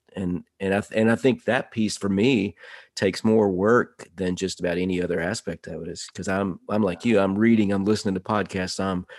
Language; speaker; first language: English; native; English